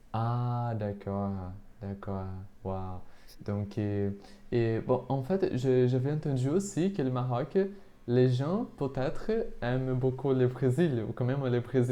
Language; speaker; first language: French; non-native, fluent; Portuguese